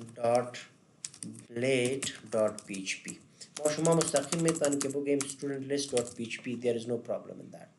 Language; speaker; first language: English; non-native, fluent; Persian